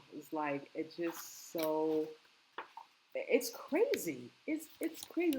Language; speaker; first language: English; native; English